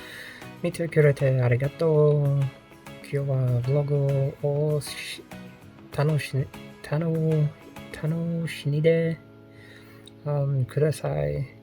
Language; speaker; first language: Japanese; non-native, learner; English